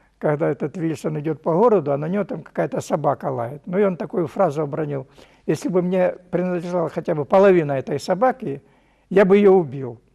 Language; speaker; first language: Russian; native; Russian